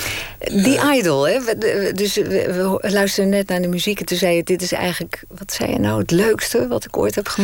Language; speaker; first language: Dutch; native; Dutch